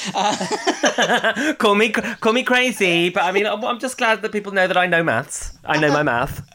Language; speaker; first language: English; native; English